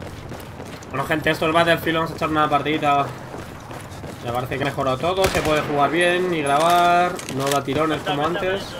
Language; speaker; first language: Spanish; native; Spanish